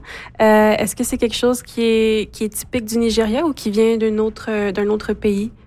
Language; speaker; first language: French; native; French